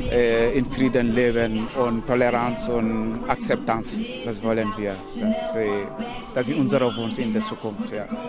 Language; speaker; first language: German; non-native, learner; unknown